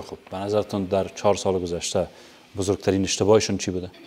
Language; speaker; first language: Persian; native; Persian